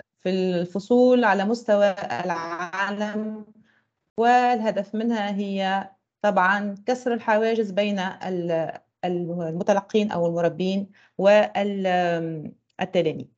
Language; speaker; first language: Arabic; native; Arabic